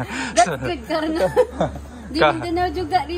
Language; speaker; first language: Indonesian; non-native, learner; Cebuano